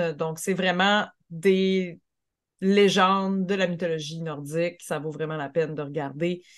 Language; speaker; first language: French; native; French